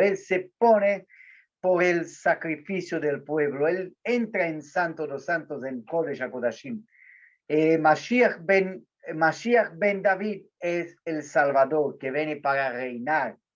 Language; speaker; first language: Spanish; non-native, learner; Portuguese